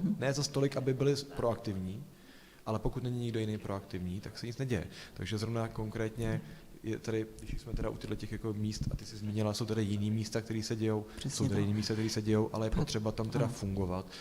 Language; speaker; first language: Czech; native; Czech